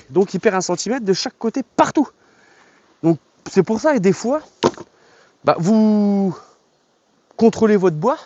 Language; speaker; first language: French; native; French